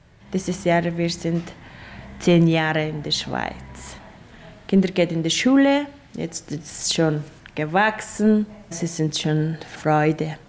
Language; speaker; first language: German; non-native, learner; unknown